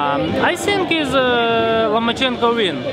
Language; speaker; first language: English; non-native, learner; Ukrainian